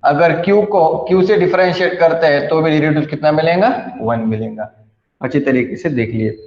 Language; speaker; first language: Hindi; non-native, local second language; Marathi